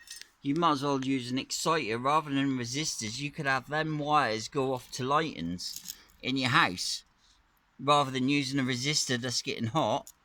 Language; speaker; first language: English; native; English